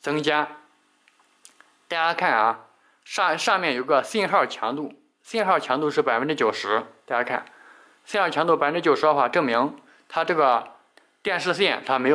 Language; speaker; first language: Chinese; native; Chinese